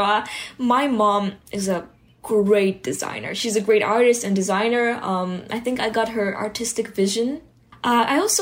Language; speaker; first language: English; early bilingual, other home language; Hebrew